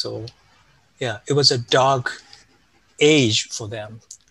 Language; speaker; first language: English; non-native, fluent; Japanese